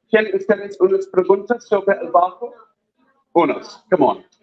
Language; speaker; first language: Spanish; non-native, learner; English